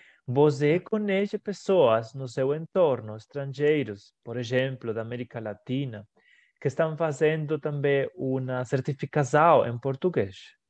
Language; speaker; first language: Portuguese; non-native, fluent; Spanish